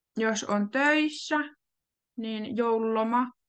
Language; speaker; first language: Finnish; native; Finnish